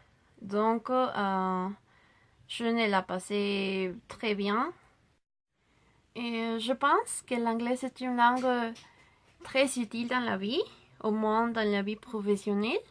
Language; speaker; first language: French; non-native, learner; Spanish